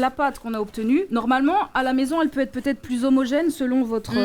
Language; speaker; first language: French; native; French